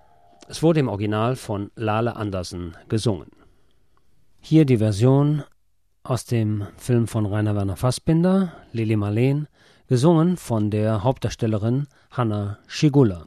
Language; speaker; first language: German; native; German